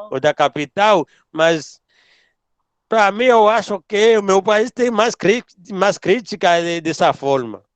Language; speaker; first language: Portuguese; non-native, learner; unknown